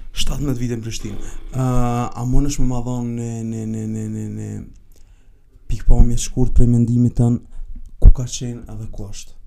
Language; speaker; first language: Albanian; native; Albanian